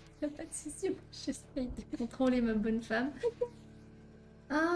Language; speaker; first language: French; native; French